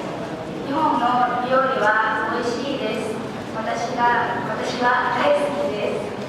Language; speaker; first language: Japanese; non-native, learner; Lao